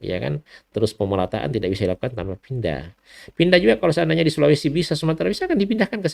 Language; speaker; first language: Indonesian; native; Indonesian